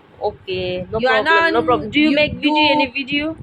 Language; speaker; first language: English; non-native, learner; Bangla